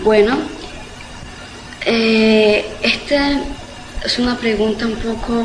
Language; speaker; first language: Spanish; early bilingual, heritage; Spanish